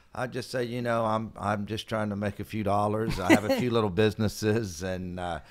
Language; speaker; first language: English; native; English